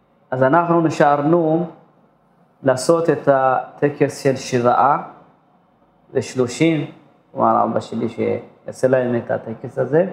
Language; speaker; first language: Hebrew; non-native, fluent; Amharic